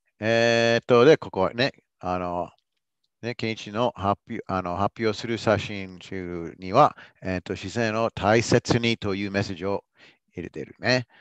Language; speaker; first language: Japanese; non-native, fluent; English